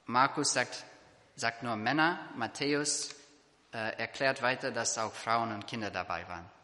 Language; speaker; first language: German; non-native, fluent; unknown